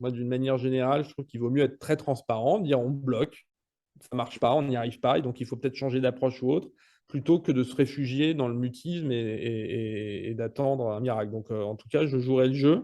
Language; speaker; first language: French; native; French